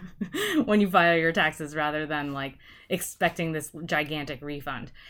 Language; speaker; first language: English; native; English